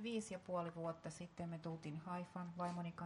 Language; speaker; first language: Finnish; non-native, fluent; Russian